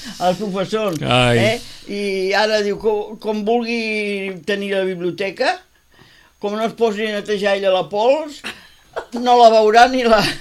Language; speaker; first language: Catalan; native; Catalan